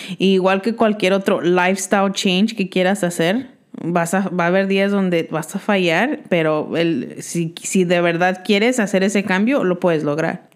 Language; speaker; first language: Spanish; early bilingual, heritage; Spanish